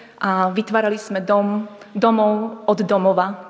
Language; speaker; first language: Slovak; native; Slovak